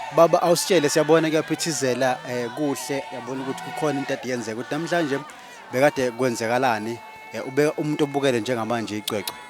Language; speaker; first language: Zulu; native; Zulu